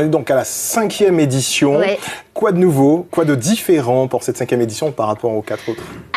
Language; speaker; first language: French; native; French